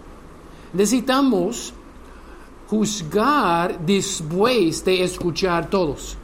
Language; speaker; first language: Spanish; non-native, learner; English